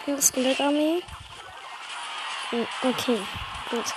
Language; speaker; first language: German; native; German